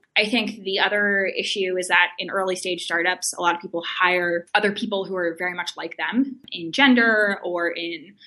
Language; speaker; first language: English; native; English